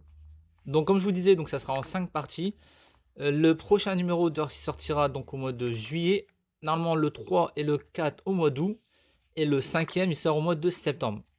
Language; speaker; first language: French; native; French